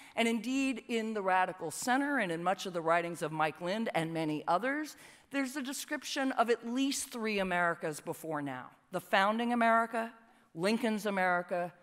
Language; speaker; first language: English; native; English